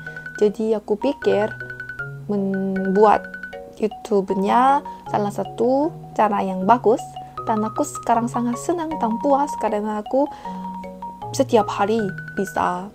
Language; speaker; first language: Indonesian; non-native, fluent; Korean